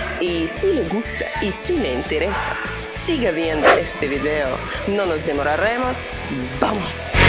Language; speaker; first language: Spanish; non-native, learner; Russian